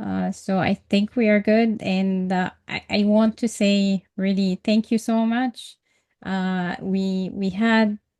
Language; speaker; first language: English; non-native, fluent; Arabic